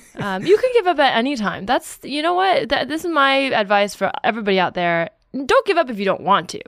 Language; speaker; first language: English; native; English